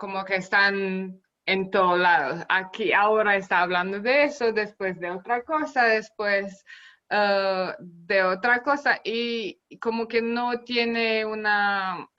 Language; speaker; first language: Spanish; non-native, fluent; Romanian